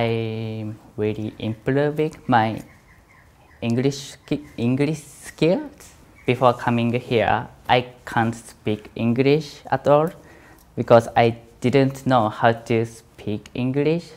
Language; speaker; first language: English; non-native, learner; Japanese